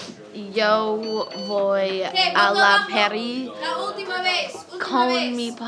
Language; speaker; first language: Spanish; non-native, learner; English